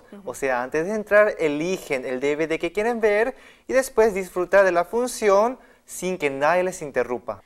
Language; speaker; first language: Spanish; non-native, fluent; Korean